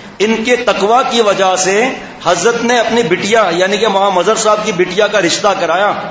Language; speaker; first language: Urdu; native; Urdu